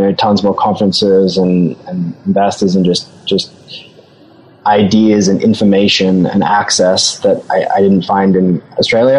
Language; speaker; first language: English; native; English